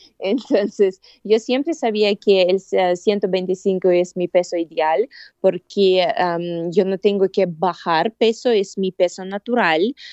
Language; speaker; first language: Spanish; non-native, fluent; Russian